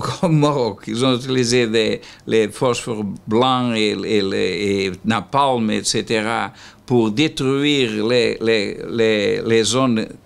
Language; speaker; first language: French; non-native, learner; Portuguese